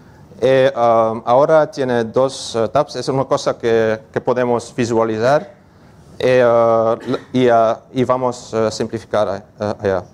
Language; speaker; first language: Spanish; non-native, learner; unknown